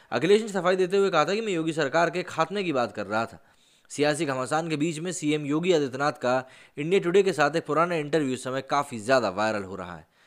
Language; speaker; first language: Hindi; native; Hindi